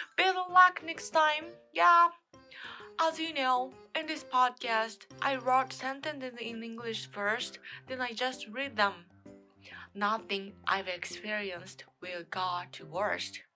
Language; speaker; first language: English; non-native, learner; Japanese